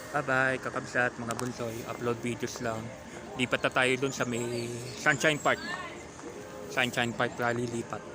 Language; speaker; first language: Filipino; non-native, local second language; Iloko